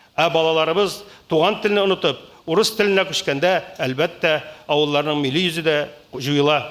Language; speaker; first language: Tatar; native; Tatar